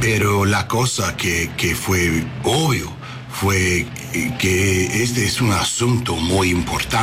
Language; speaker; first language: Spanish; non-native, learner; English